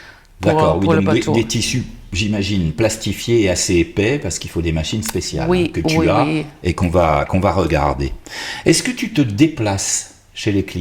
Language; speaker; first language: French; native; French